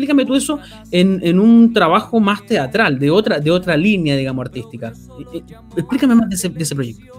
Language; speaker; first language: Spanish; native; Spanish